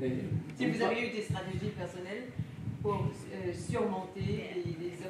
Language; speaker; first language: French; non-native, fluent; Danish